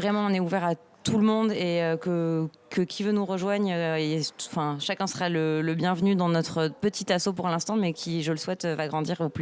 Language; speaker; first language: French; native; French